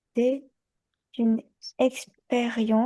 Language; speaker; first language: French; early bilingual, other home language; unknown